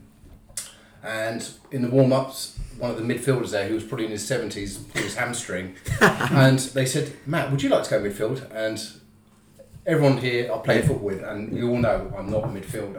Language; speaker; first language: English; native; English